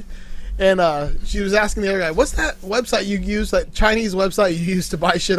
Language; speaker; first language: English; native; English